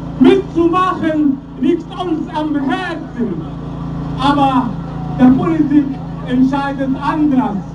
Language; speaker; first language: German; non-native, learner; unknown